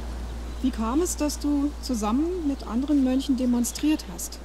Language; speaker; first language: German; native; German